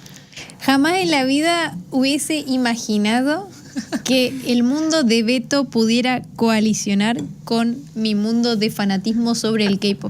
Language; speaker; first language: Spanish; native; Spanish